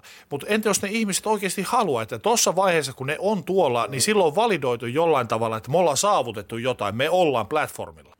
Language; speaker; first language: Finnish; native; Finnish